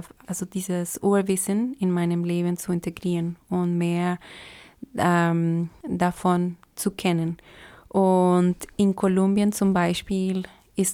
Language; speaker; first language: German; non-native, fluent; Spanish